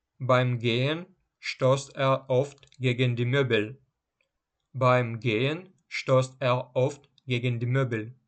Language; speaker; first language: German; non-native, fluent; Ukrainian